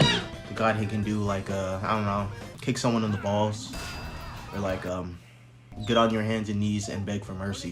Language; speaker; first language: English; native; English